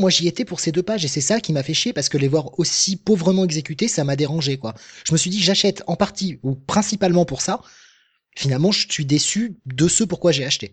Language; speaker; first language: French; native; French